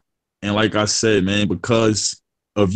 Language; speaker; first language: English; native; English